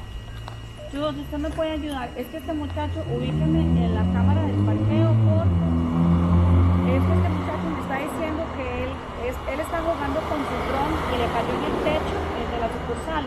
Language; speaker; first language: Spanish; native; Spanish